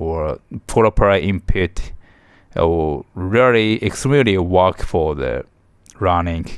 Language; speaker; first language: English; non-native, learner; Japanese